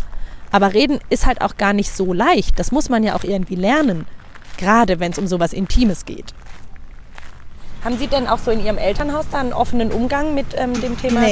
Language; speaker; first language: German; native; German